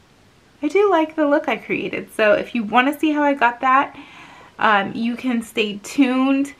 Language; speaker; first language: English; native; English